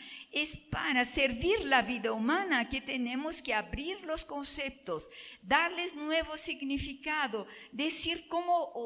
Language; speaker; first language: Spanish; non-native, fluent; Portuguese